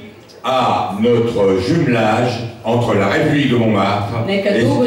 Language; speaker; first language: French; native; French